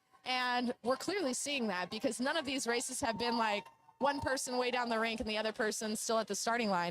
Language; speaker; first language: English; native; English